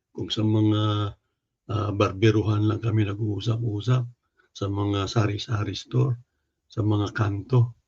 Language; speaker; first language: Filipino; non-native, local second language; Cebuano